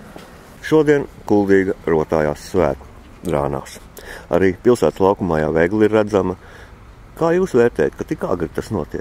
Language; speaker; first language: Latvian; native; Latvian